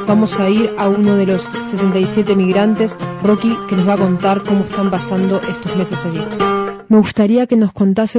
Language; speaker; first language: Spanish; native; Spanish